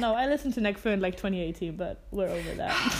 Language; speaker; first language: English; non-native, fluent; German